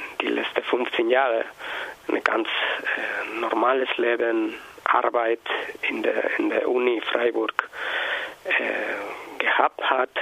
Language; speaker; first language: German; non-native, learner; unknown